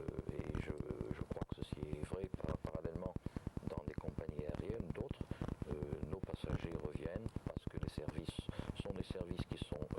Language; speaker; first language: French; native; French